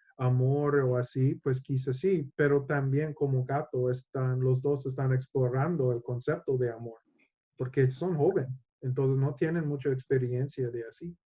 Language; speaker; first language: Spanish; non-native, learner; English